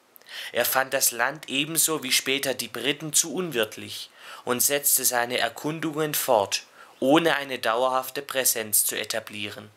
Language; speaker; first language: German; native; German